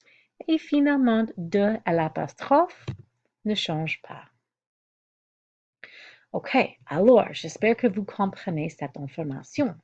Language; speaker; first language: French; non-native, fluent; English